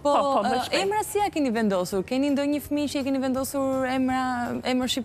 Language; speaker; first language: Albanian; native; Albanian